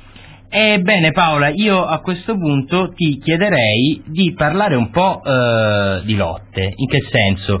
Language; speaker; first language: Italian; native; Italian